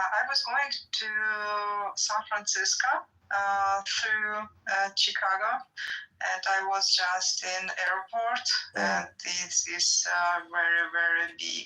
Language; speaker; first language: English; non-native, learner; Russian